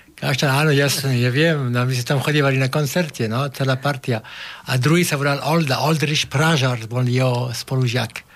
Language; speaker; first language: Slovak; non-native, fluent; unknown